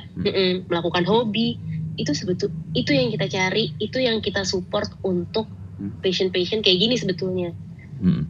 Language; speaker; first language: Indonesian; native; Indonesian